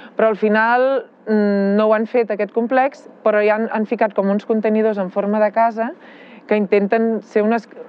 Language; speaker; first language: Catalan; native; Catalan